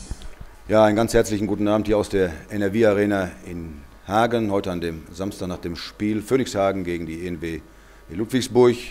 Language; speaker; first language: German; native; German